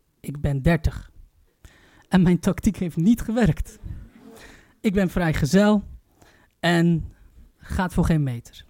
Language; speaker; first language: Dutch; early bilingual, other home language; Turkish